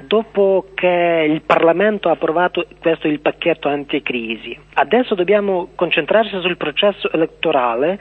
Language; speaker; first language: Italian; non-native, learner; Ukrainian